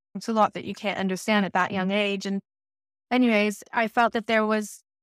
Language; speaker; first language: English; native; English